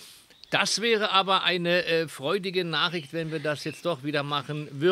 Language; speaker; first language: German; native; German